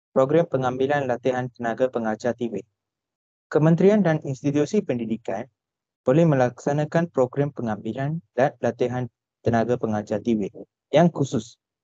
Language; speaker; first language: Malay; non-native, local second language; Tamil